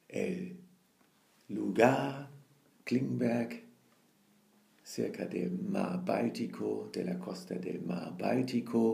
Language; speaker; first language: Spanish; non-native, learner; German